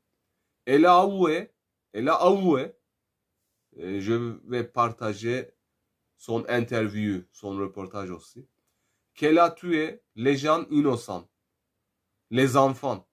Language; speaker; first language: French; non-native, fluent; Turkish